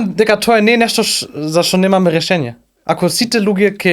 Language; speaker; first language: Macedonian; non-native, learner; German